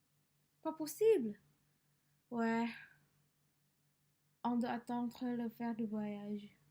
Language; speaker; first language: French; non-native, learner; Indonesian